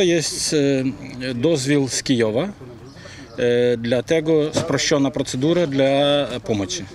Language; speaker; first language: Polish; non-native, learner; Ukrainian